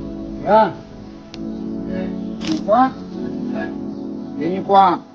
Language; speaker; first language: Italian; non-native, learner; Russian